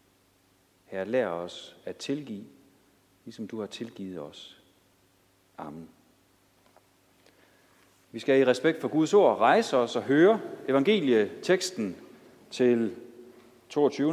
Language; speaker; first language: Danish; native; Danish